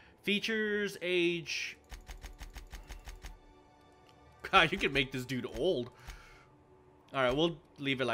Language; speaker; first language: English; native; English